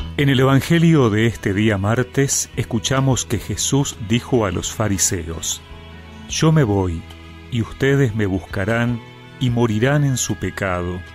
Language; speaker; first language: Spanish; native; Spanish